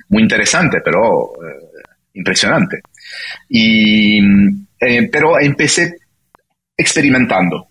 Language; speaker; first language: Spanish; non-native, fluent; French